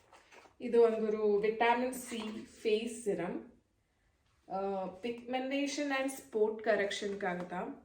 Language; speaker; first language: Tamil; non-native, local second language; Malayalam